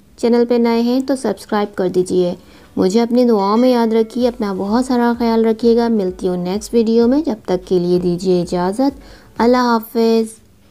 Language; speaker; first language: Urdu; native; Urdu